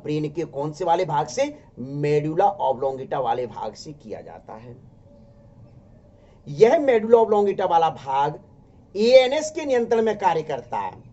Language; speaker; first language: Hindi; native; Hindi